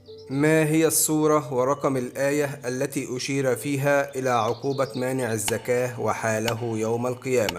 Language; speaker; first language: Arabic; native; Arabic